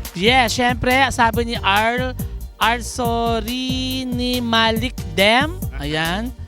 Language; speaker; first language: Filipino; native; Filipino